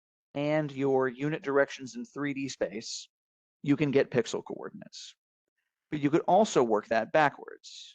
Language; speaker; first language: English; native; English